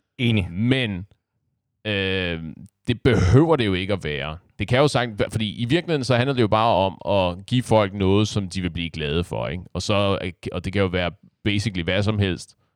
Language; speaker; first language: Danish; native; Danish